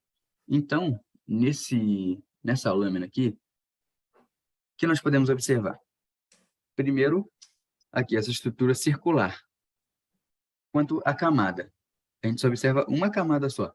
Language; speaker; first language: Portuguese; native; Portuguese